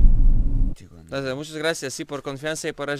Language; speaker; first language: Spanish; non-native, learner; Polish